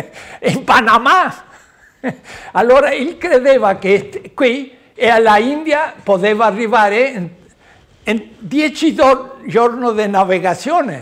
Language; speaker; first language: Italian; non-native, learner; Spanish